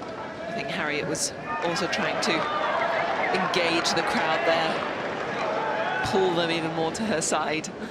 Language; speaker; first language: English; native; English